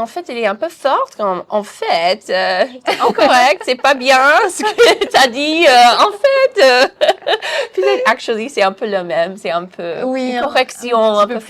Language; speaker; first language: French; non-native, fluent; English